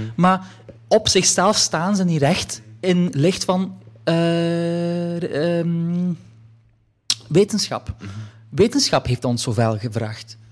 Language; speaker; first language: Dutch; early bilingual, other home language; Polish